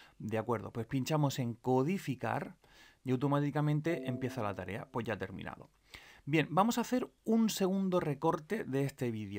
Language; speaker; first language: Spanish; native; Spanish